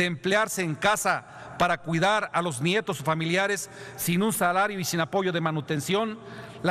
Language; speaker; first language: Spanish; native; Spanish